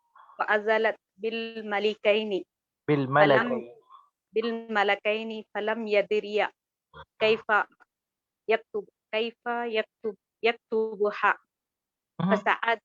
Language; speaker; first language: Arabic; non-native, learner; Urdu